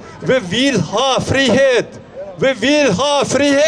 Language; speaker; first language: Swedish; non-native, fluent; Uyghur